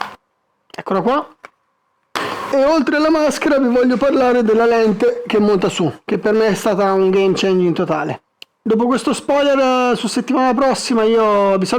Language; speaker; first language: Italian; native; Italian